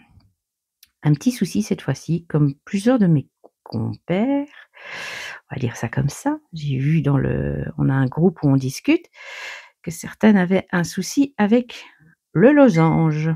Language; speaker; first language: French; native; French